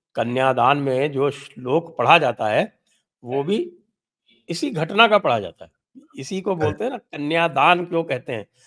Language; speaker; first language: Hindi; native; Hindi